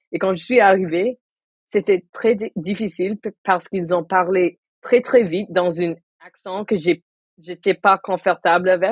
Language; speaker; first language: French; non-native, local second language; English